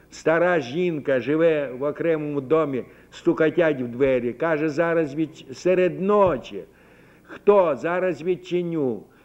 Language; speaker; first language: Ukrainian; native; Ukrainian